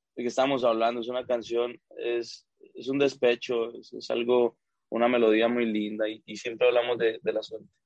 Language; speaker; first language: Spanish; native; Spanish